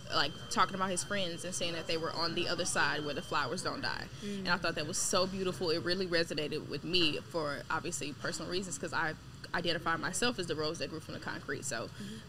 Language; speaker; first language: English; native; English